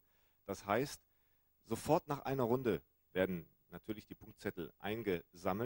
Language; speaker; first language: German; native; German